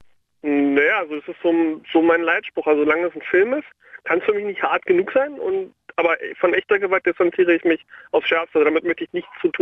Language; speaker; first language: German; native; German